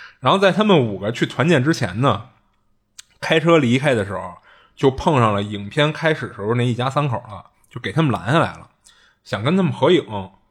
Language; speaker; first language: Chinese; native; Chinese